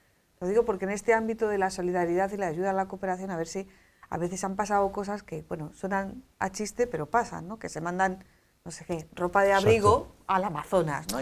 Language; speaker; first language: Spanish; native; Spanish